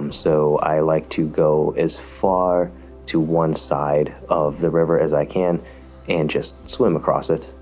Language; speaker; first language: English; native; English